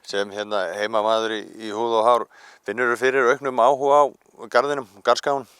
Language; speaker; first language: Icelandic; native; Icelandic